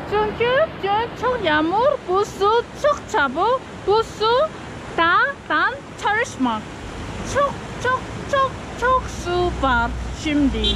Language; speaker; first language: Turkish; non-native, learner; Nepali